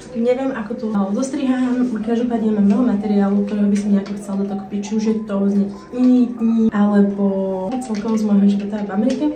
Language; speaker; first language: Slovak; early bilingual, heritage; Slovak